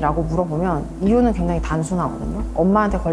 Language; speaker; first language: Korean; native; Korean